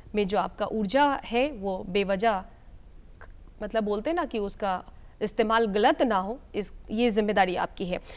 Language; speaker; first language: Hindi; native; Hindi